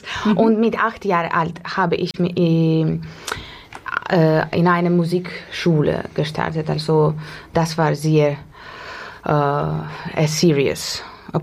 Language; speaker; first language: German; non-native, fluent; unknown